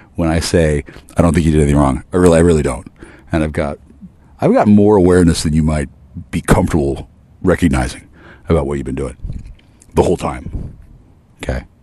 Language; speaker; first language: English; native; English